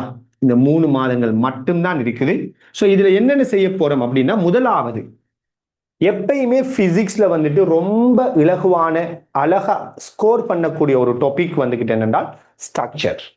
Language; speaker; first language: Tamil; native; Tamil